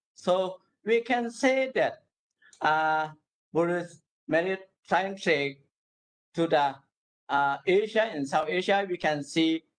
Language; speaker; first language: English; non-native, learner; Burmese